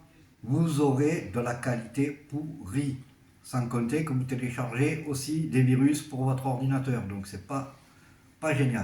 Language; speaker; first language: French; native; French